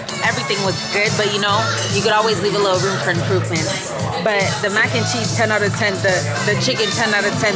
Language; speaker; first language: English; early bilingual, other home language; French